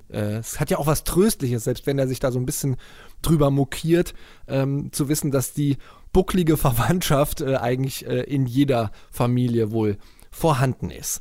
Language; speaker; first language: German; native; German